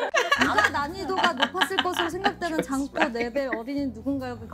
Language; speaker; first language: Korean; native; Korean